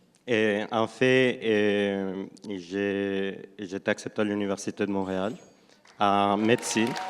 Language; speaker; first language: French; non-native, fluent; Spanish